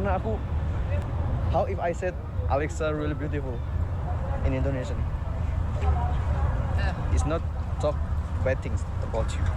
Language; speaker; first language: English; non-native, learner; Indonesian